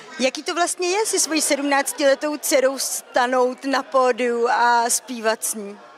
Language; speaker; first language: Czech; native; Czech